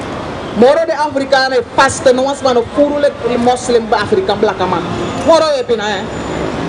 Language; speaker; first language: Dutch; non-native, local second language; Sranan Tongo